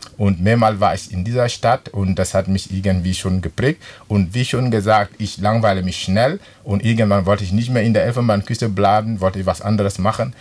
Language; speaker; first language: German; non-native, fluent; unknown